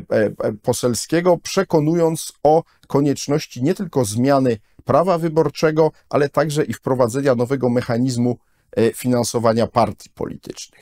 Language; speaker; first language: Polish; native; Polish